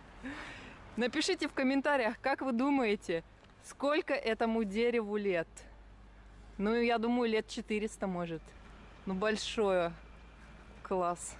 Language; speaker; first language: Russian; early bilingual, heritage; Russian